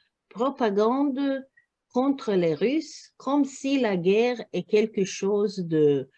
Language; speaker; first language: French; non-native, learner; Croatian